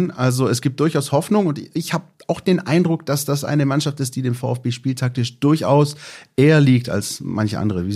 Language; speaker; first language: German; native; German